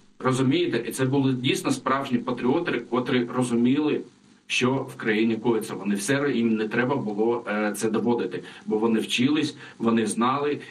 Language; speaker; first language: Ukrainian; non-native, local second language; Russian